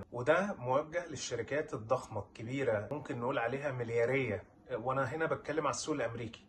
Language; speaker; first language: Arabic; native; Arabic